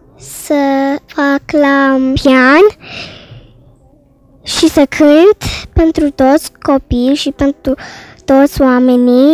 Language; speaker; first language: Romanian; early bilingual, heritage; Romanian